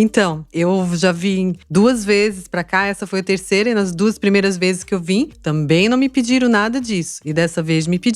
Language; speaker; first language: Portuguese; native; Portuguese